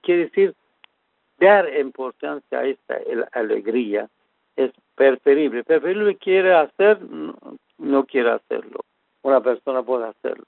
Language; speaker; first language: Spanish; non-native, fluent; Persian